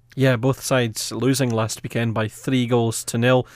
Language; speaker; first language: English; native; English